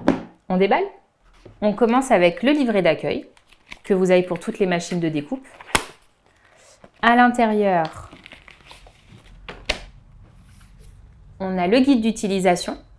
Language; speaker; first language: French; native; French